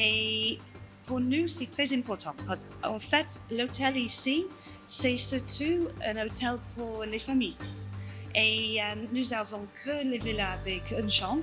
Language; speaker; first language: French; non-native, learner; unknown